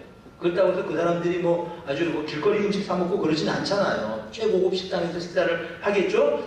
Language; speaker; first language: Korean; native; Korean